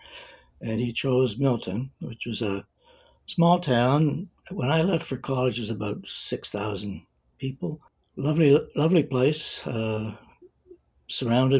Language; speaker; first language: English; native; English